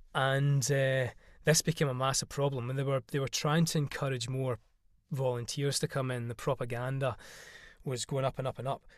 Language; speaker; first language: English; native; English